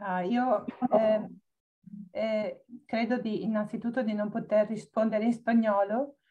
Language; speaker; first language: Italian; native; Italian